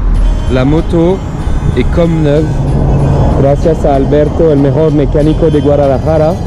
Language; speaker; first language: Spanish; non-native, learner; French